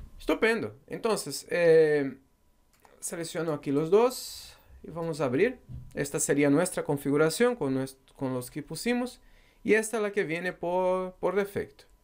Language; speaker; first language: Spanish; non-native, fluent; Portuguese